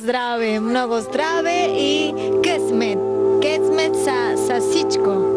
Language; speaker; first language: Bulgarian; non-native, learner; Spanish